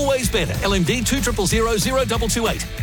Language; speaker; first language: English; native; English